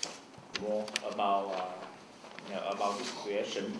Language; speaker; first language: English; non-native, learner; Vietnamese